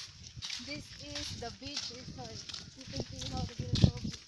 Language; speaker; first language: English; non-native, learner; Cebuano